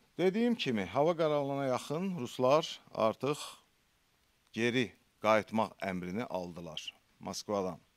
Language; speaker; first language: Azerbaijani; native; Azerbaijani